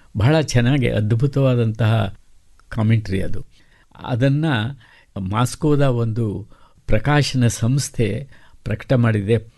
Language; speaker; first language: Kannada; native; Kannada